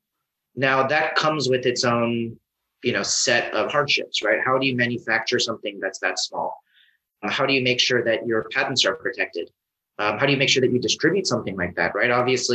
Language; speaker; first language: English; native; English